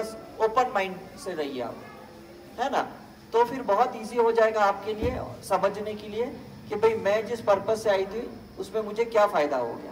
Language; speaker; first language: Hindi; native; Hindi